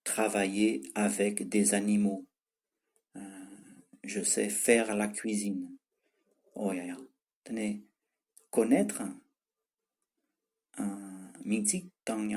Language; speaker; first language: French; non-native, fluent; Tibetan